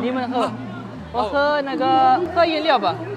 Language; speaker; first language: Chinese; non-native, fluent; Urdu